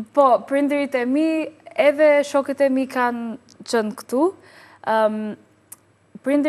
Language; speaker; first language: Albanian; non-native, learner; English